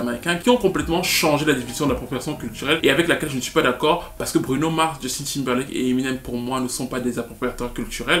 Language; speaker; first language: French; native; French